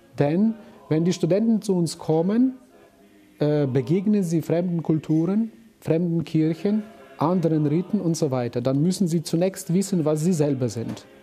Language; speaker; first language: German; non-native, fluent; Ukrainian